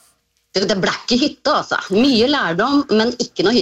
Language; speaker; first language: Norwegian; native; Norwegian